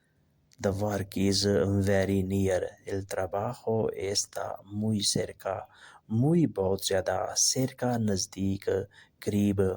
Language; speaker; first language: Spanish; non-native, learner; Urdu